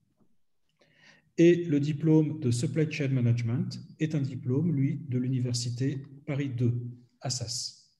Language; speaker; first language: French; native; French